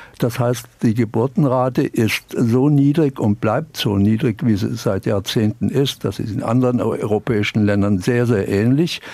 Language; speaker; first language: German; native; German